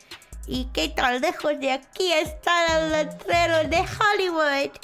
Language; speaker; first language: Spanish; non-native, learner; English